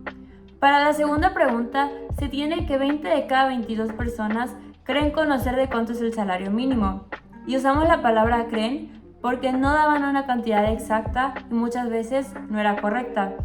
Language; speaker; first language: Spanish; native; Spanish